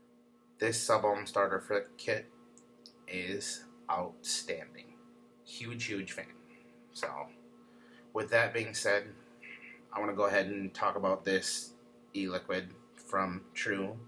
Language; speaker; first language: English; native; English